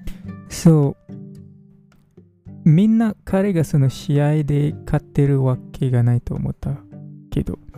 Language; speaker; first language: Japanese; non-native, fluent; English